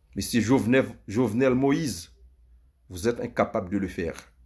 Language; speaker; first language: French; native; French